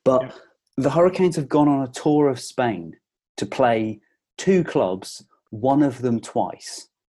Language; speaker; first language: English; native; English